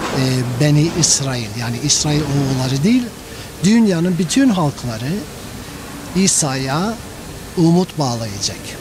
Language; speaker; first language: Turkish; non-native, fluent; English